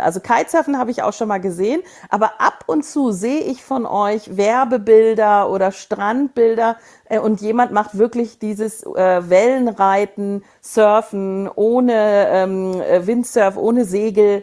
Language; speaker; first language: German; native; German